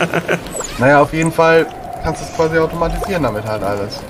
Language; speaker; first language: German; native; German